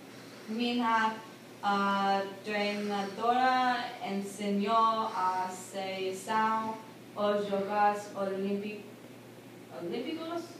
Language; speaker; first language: Portuguese; non-native, learner; English